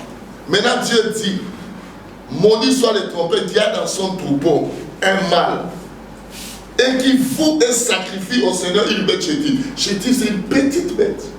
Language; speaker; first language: French; non-native, local second language; Lingala